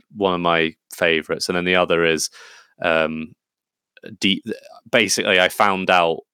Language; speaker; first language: English; native; English